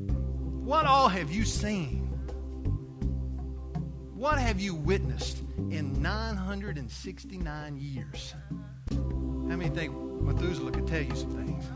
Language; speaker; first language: English; native; English